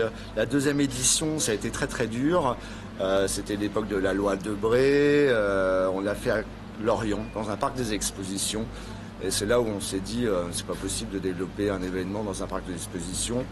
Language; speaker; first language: French; native; French